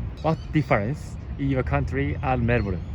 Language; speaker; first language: English; non-native, learner; Japanese